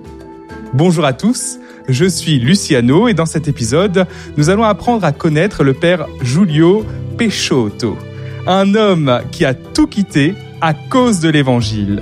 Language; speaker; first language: French; native; French